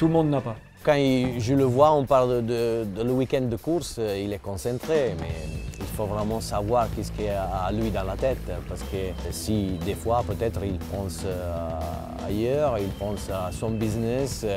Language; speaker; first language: French; non-native, fluent; Italian